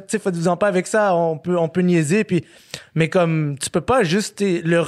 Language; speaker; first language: French; early bilingual, other home language; Arabic